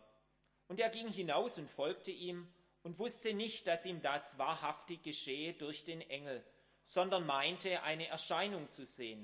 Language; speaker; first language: German; native; German